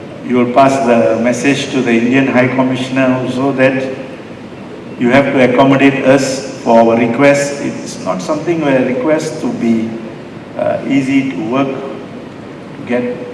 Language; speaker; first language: English; non-native, local second language; Tamil